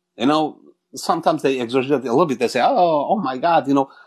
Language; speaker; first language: English; non-native, fluent; Turkish